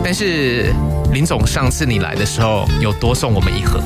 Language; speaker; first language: Chinese; native; Chinese